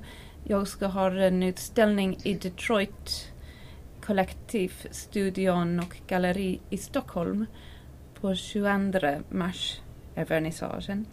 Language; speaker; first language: Swedish; non-native, learner; English